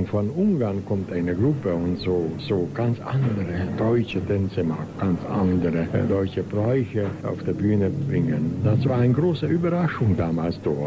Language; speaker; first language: German; non-native, local second language; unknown